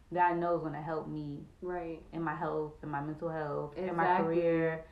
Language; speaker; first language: English; native; English